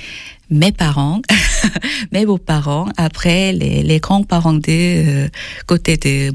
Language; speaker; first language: French; non-native, fluent; Korean